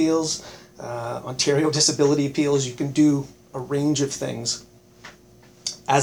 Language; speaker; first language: English; native; English